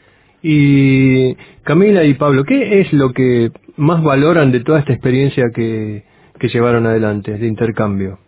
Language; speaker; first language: Spanish; native; Spanish